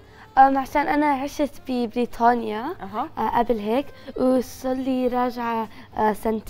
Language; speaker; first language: Arabic; early bilingual, heritage; Arabic